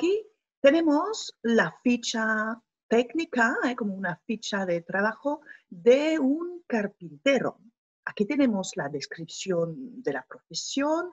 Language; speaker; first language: Spanish; non-native, fluent; French